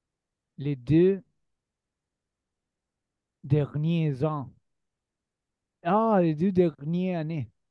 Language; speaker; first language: French; non-native, learner; Spanish